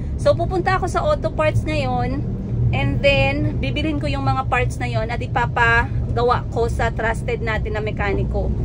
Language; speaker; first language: Filipino; non-native, local second language; Cebuano